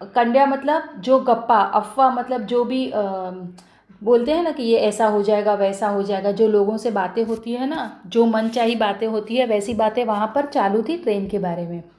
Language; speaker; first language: Hindi; non-native, local second language; Marathi